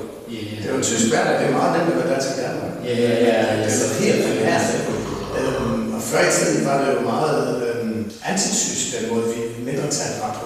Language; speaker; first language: Danish; native; Danish